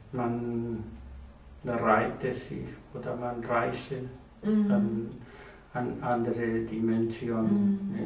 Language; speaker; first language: German; non-native, learner; Spanish